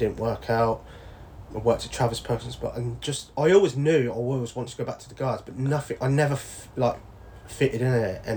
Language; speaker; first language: English; native; English